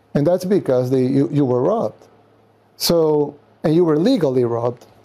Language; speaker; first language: English; non-native, fluent; Spanish